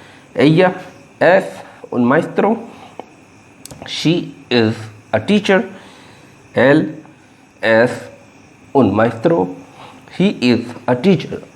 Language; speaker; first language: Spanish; non-native, learner; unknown